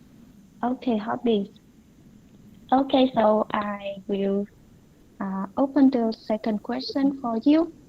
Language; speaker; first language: English; non-native, fluent; Vietnamese